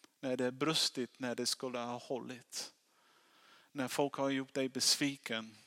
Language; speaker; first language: Swedish; non-native, fluent; English